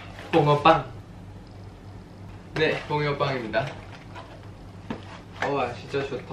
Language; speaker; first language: Korean; non-native, fluent; Thai